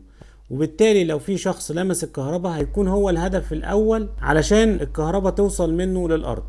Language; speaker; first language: Arabic; native; Arabic